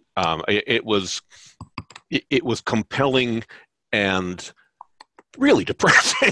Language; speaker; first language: English; native; English